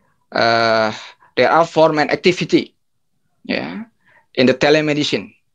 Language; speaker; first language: English; non-native, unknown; Indonesian